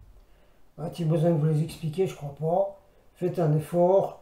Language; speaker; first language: French; native; French